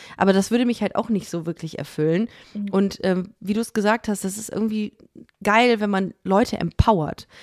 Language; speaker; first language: German; native; German